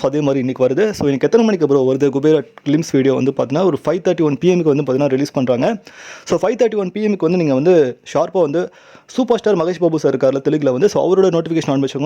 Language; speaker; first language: Tamil; native; Tamil